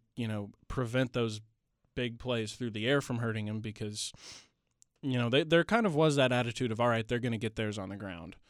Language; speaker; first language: English; native; English